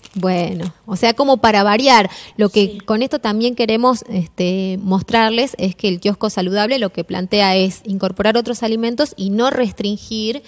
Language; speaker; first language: Spanish; native; Spanish